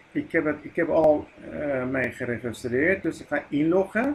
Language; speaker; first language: Dutch; non-native, fluent; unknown